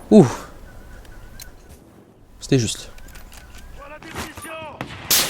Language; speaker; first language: French; native; French